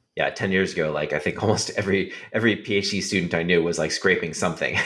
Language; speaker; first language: English; native; English